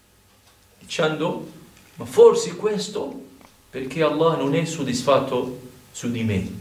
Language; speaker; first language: Italian; non-native, fluent; Arabic